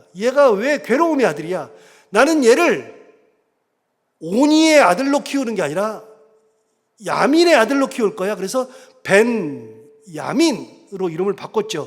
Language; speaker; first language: Korean; native; Korean